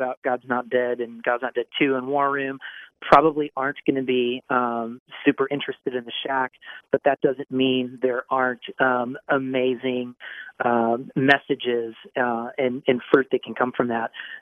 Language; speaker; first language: English; native; English